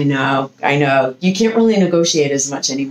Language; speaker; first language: English; native; English